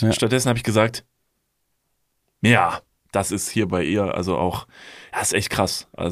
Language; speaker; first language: German; native; German